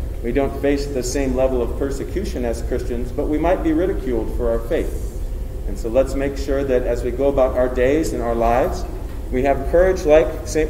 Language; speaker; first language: English; native; English